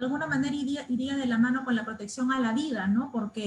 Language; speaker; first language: Spanish; native; Spanish